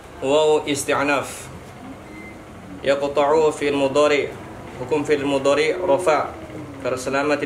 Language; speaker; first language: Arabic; non-native, learner; Indonesian